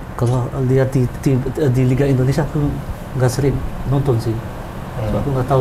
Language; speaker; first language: Indonesian; early bilingual, heritage; Dutch